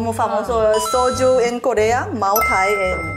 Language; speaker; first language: Spanish; non-native, learner; Korean